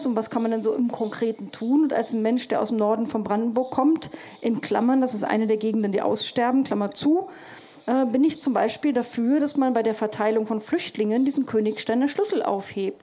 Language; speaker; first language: German; native; German